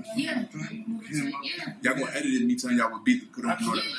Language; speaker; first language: English; native; English